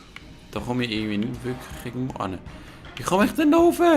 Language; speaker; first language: German; native; German